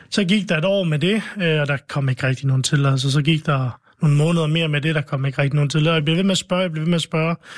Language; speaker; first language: Danish; early bilingual, other home language; Arabic